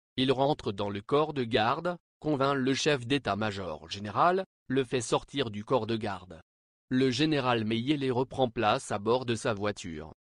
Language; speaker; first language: French; non-native, local second language; Lingala